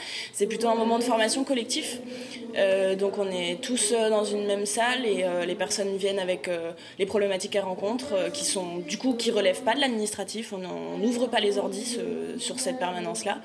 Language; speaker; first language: French; native; French